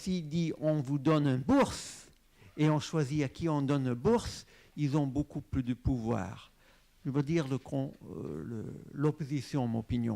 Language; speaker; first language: French; non-native, fluent; English